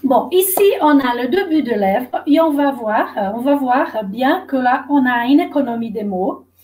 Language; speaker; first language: French; non-native, fluent; Portuguese